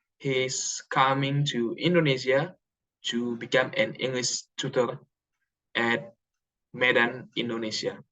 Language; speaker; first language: English; non-native, learner; Indonesian